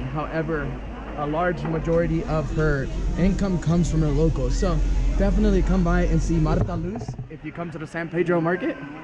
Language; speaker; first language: English; native; English